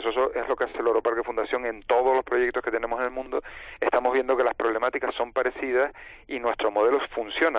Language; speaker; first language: Spanish; native; Spanish